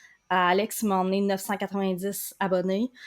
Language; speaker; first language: French; native; French